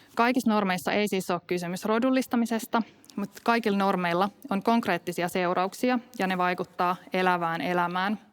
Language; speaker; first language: Finnish; native; Finnish